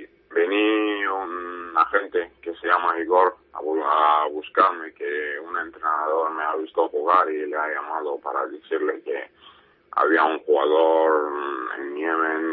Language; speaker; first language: Spanish; non-native, learner; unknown